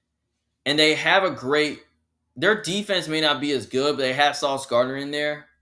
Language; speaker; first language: English; native; English